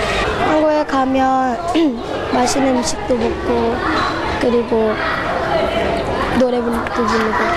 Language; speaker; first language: Korean; early bilingual, heritage; Korean